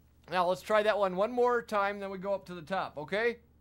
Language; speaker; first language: English; native; English